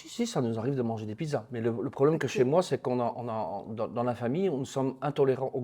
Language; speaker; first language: French; native; French